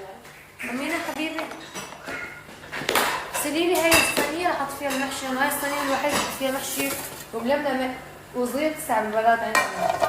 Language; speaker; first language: Arabic; native; Arabic